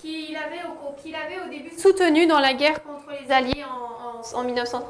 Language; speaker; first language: French; native; French